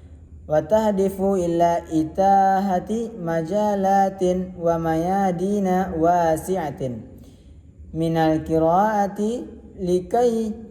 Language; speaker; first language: Arabic; non-native, learner; Indonesian